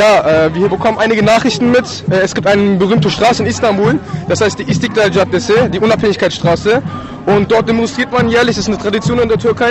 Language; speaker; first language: German; early bilingual, other home language; Turkish